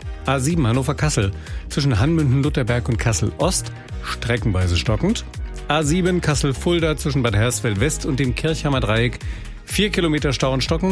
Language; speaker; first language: German; native; German